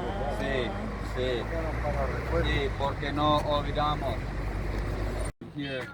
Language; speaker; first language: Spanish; non-native, learner; Finnish